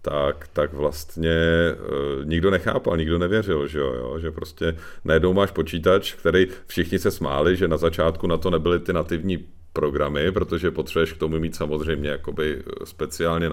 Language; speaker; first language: Czech; native; Czech